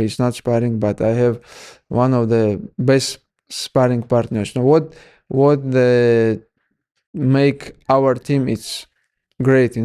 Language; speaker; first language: English; non-native, learner; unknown